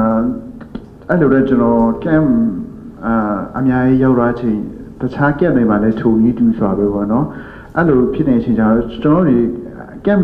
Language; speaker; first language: Burmese; non-native, local second language; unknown